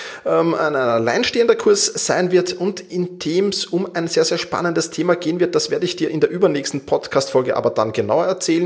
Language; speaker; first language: German; native; German